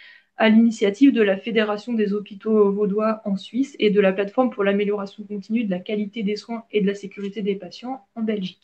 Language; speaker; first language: French; native; French